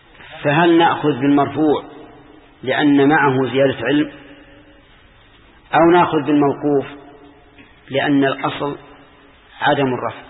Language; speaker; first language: Arabic; native; Arabic